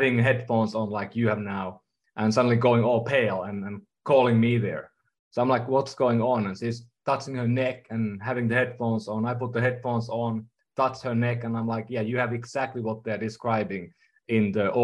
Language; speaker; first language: English; non-native, fluent; Finnish